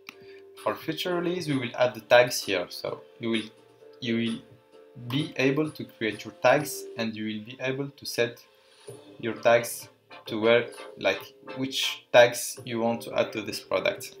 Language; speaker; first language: English; non-native, fluent; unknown